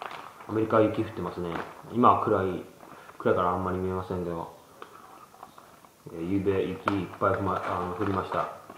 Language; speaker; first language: Japanese; early bilingual, heritage; Japanese